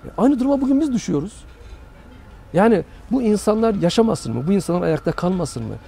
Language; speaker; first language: Turkish; native; Turkish